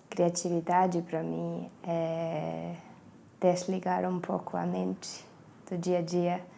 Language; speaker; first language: Portuguese; non-native, fluent; Estonian